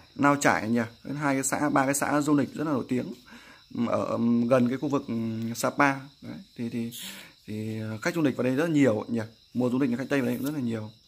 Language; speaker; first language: Vietnamese; native; Vietnamese